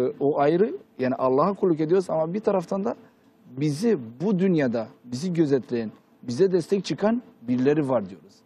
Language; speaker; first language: Turkish; early bilingual, heritage; Turkish